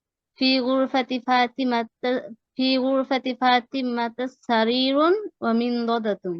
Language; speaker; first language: Arabic; non-native, learner; Bangla